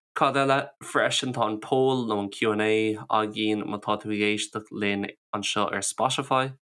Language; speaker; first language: Irish; non-native, local second language; English